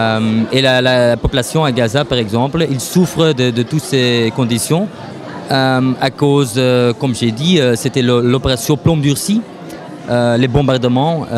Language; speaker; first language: French; non-native, local second language; Dutch